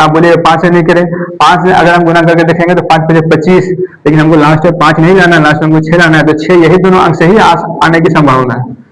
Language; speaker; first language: Hindi; native; Hindi